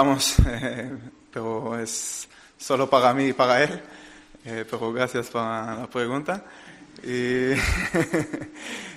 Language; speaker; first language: Spanish; non-native, learner; Hebrew